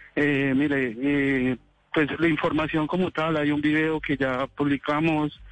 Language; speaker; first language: Spanish; native; Spanish